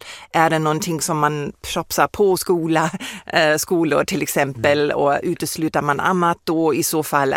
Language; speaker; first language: Swedish; non-native, fluent; German